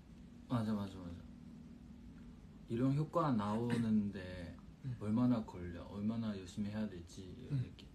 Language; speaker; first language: Korean; non-native, fluent; Chinese